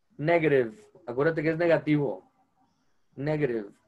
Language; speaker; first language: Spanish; native; Spanish